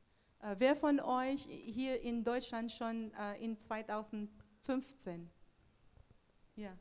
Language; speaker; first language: German; non-native, fluent; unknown